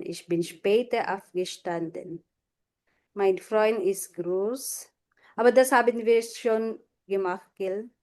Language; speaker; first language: German; non-native, fluent; Filipino